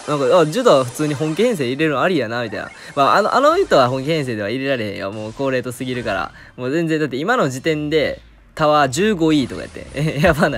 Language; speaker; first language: Japanese; native; Japanese